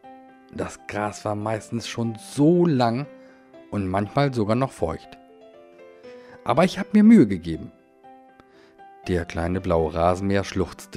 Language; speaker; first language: German; native; German